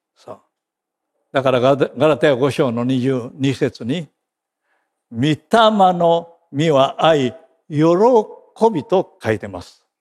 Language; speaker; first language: Japanese; native; Japanese